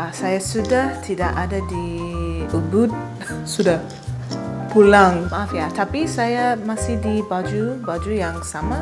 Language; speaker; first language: Indonesian; non-native, learner; English